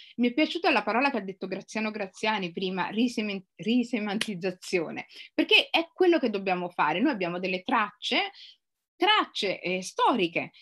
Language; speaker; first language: Italian; native; Italian